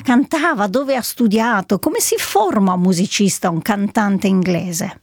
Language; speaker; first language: Italian; native; Italian